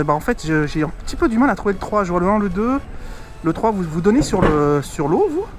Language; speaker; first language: French; native; French